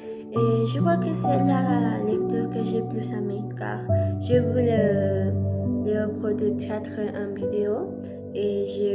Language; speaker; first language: French; non-native, learner; Spanish